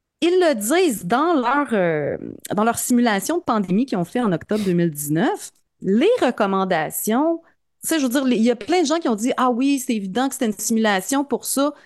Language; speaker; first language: French; native; French